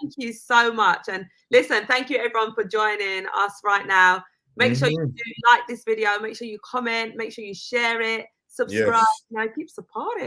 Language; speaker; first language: English; native; English